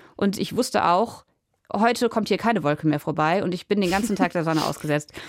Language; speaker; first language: German; native; German